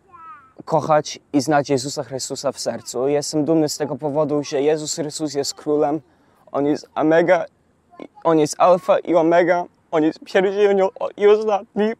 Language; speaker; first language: Polish; early bilingual, heritage; English